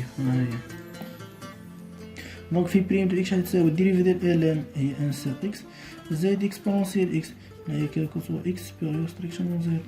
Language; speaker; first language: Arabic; native; Arabic